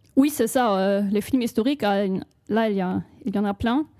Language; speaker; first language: French; non-native, fluent; German